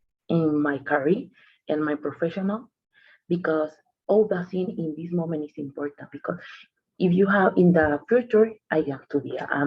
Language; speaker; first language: English; non-native, learner; Spanish